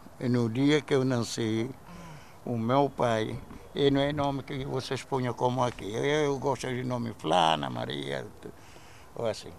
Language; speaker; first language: Portuguese; non-native, local second language; Kabuverdianu